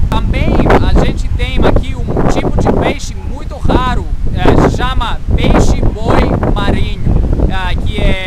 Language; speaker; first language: Portuguese; non-native, learner; Greek